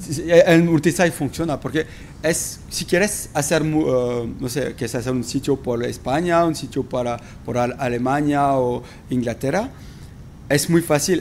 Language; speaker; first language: Spanish; non-native, fluent; French